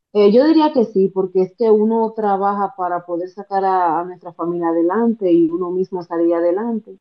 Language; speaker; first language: Spanish; native; Spanish